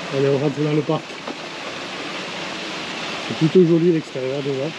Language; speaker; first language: French; native; French